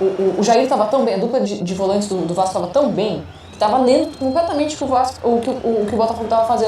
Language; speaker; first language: Portuguese; native; Portuguese